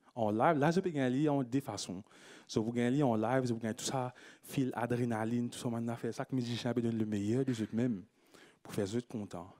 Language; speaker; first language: French; non-native, local second language; Morisyen